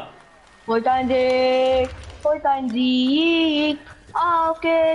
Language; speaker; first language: German; native; German